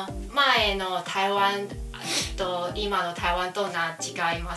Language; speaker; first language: Japanese; non-native, learner; Chinese